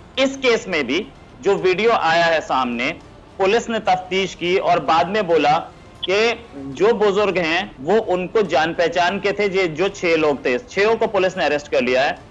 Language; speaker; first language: Hindi; native; Hindi